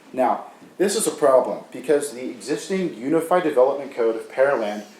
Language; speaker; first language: English; native; English